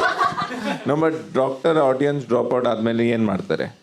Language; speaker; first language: Kannada; non-native, learner; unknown